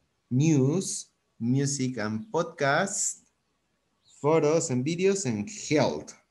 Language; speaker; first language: English; non-native, fluent; Spanish